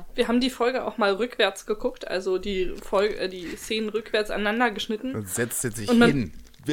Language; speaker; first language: German; native; German